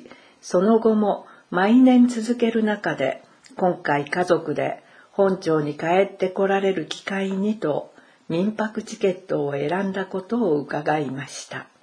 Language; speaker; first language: Japanese; native; Japanese